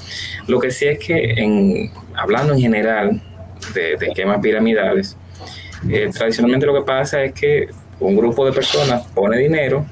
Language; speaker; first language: Spanish; native; Spanish